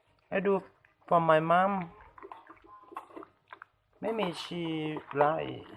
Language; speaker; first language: English; non-native, learner; Thai